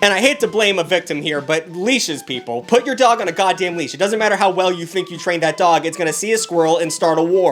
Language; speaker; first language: English; native; English